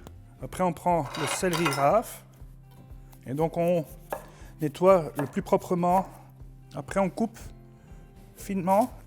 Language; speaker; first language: French; native; French